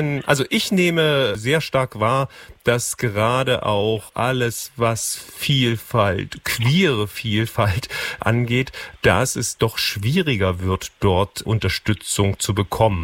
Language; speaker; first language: German; native; German